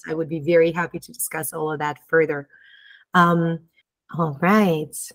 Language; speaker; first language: English; early bilingual, other home language; Romanian